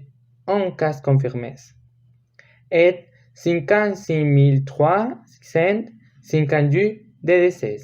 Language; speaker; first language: French; non-native, learner; Spanish